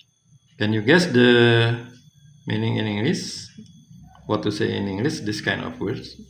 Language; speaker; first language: English; non-native, fluent; Indonesian